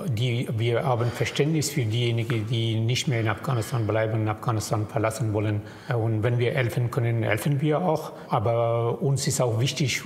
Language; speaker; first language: German; non-native, fluent; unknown